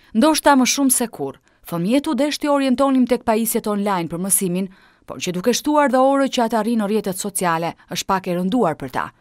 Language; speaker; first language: Albanian; native; Albanian